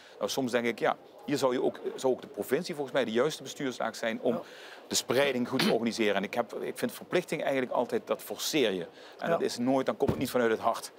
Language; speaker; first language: Dutch; native; Dutch